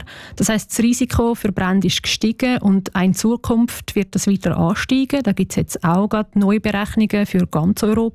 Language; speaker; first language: German; native; German